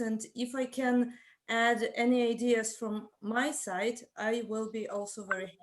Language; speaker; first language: English; non-native, fluent; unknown